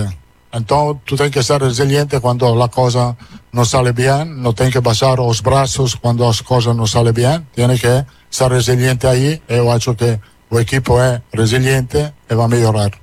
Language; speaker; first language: Portuguese; non-native, learner; Italian